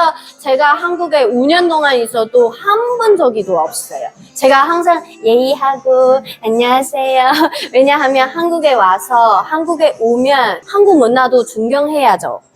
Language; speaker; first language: Korean; non-native, fluent; Chinese